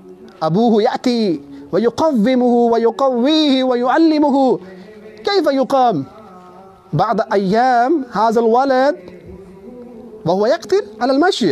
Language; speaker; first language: Arabic; non-native, fluent; Urdu